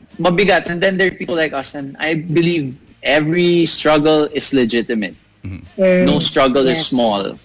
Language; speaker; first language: English; non-native, local second language; Filipino